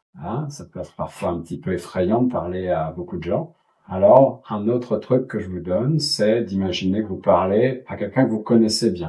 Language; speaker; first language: French; native; French